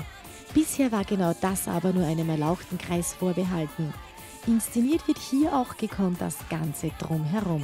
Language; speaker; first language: German; native; German